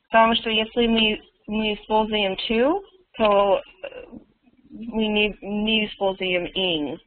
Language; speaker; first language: Russian; non-native, learner; English